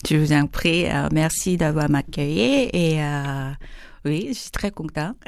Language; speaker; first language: French; non-native, fluent; Korean